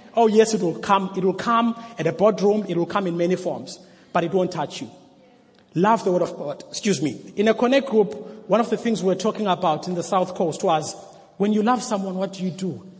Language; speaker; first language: English; non-native, local second language; Xhosa